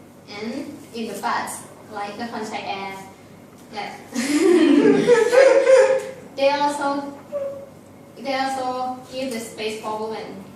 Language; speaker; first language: English; non-native, learner; Thai